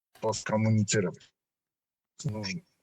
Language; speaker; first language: Polish; non-native, learner; Russian